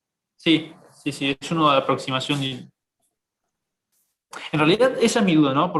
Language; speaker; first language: Spanish; native; Spanish